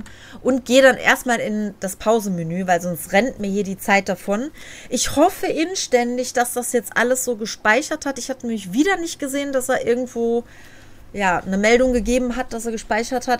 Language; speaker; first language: German; native; German